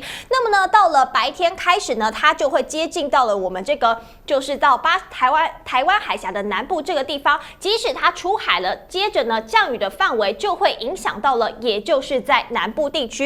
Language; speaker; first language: Chinese; native; Chinese